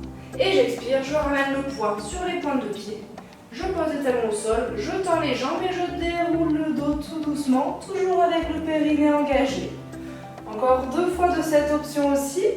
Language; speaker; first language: French; native; French